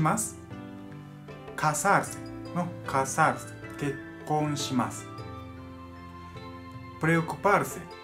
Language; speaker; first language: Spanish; non-native, fluent; Japanese